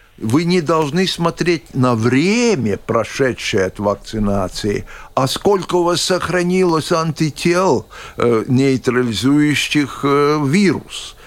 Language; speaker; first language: Russian; non-native, local second language; Latvian